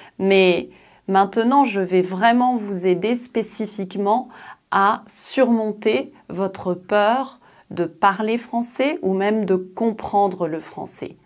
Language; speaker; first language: French; native; French